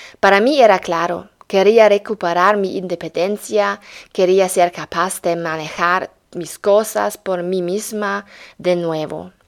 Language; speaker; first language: Spanish; non-native, fluent; German